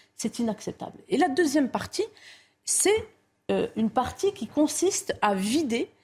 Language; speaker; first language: French; non-native, local second language; Arabic